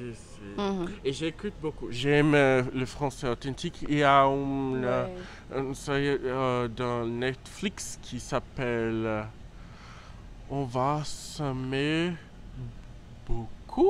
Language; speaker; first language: French; non-native, learner; Portuguese